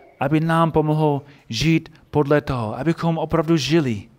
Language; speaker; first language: Czech; non-native, fluent; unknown